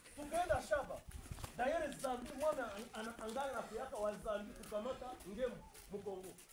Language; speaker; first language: Swahili; non-native, local second language; Kinyarwanda